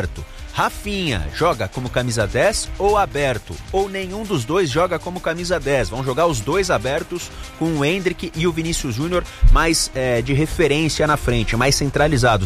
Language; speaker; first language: Portuguese; native; Portuguese